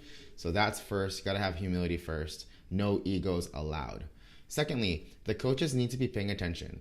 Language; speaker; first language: English; native; English